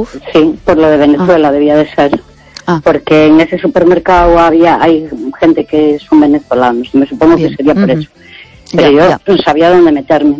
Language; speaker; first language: Spanish; native; Spanish